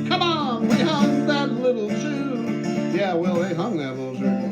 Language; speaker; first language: English; native; English